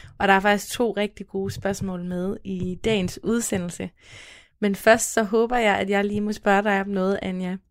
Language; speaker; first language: Danish; native; Danish